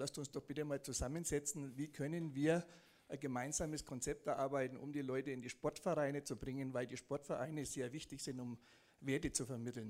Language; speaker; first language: German; native; German